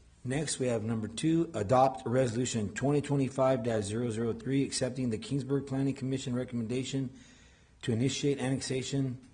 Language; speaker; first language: English; native; English